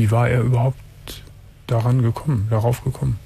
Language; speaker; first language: German; native; German